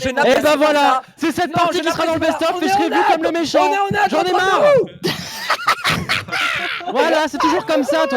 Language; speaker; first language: French; native; French